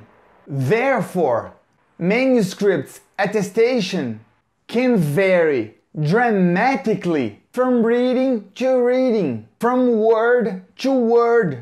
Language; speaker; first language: English; non-native, fluent; Portuguese